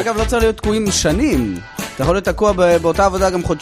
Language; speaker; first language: Hebrew; native; Hebrew